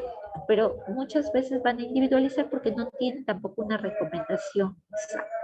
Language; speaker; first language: Spanish; native; Spanish